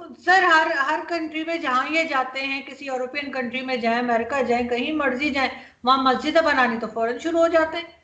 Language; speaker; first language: Urdu; native; Urdu